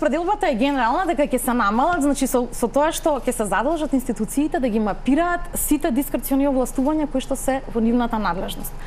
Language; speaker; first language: Macedonian; native; Macedonian